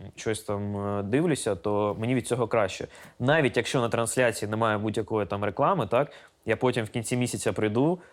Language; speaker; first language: Ukrainian; non-native, local second language; Russian